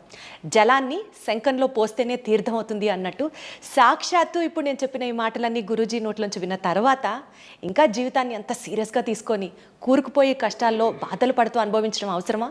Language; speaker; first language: Telugu; native; Telugu